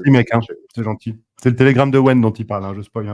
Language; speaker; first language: French; native; French